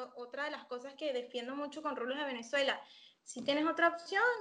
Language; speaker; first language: Spanish; native; Spanish